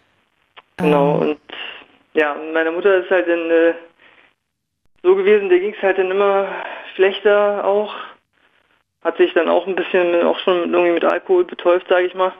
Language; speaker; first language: German; native; German